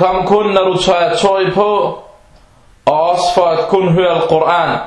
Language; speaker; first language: Danish; non-native, fluent; Arabic